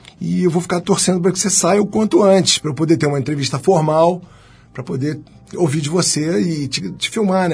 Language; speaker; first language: Portuguese; native; Portuguese